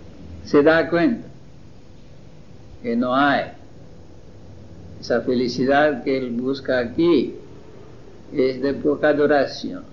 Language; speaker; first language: Spanish; non-native, fluent; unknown